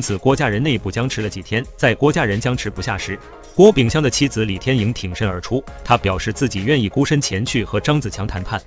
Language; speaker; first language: Chinese; native; Chinese